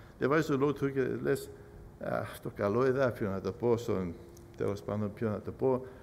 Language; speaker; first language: Greek; early bilingual, heritage; Greek